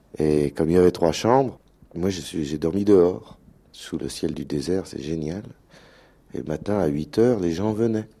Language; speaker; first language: French; native; French